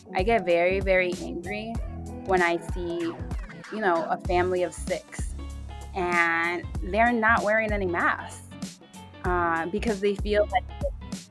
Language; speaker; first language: English; early bilingual, other home language; Spanish